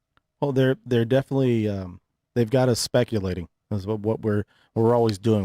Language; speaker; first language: English; native; English